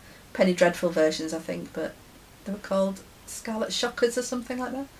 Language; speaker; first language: English; native; English